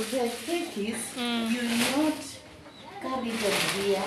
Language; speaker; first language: English; non-native, local second language; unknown